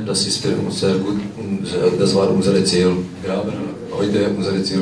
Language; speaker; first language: German; non-native, learner; Czech